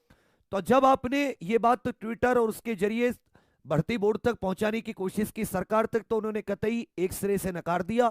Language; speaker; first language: Hindi; native; Hindi